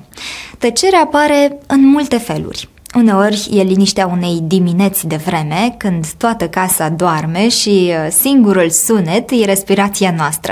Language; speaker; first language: Romanian; native; Romanian